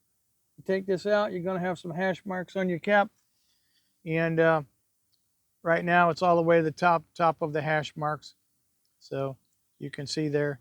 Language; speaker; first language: English; native; English